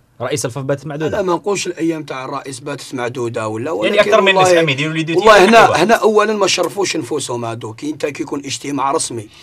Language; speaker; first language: Arabic; native; Arabic